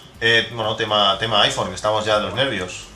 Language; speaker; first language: Spanish; native; Spanish